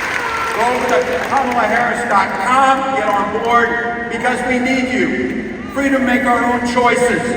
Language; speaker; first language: English; native; English